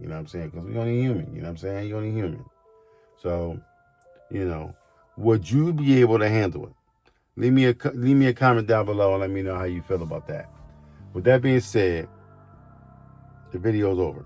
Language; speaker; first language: English; native; English